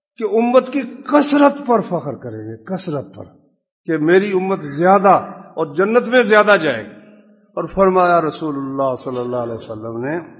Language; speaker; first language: Urdu; non-native, local second language; Punjabi